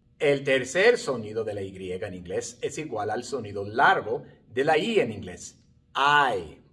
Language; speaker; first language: Spanish; non-native, fluent; English